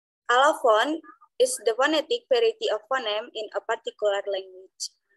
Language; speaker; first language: English; non-native, learner; Indonesian